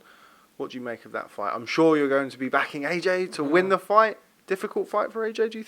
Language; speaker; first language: English; native; English